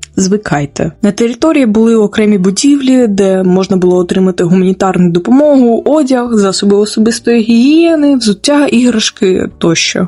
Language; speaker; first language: Ukrainian; non-native, local second language; Russian